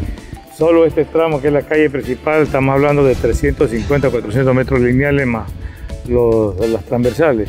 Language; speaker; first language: Spanish; native; Spanish